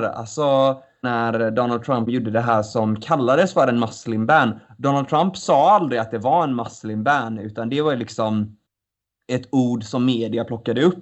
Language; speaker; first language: Swedish; native; Swedish